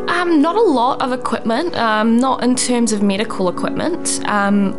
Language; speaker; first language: English; native; English